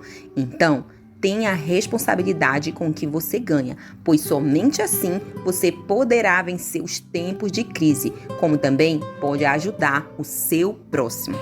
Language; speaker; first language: Portuguese; native; Portuguese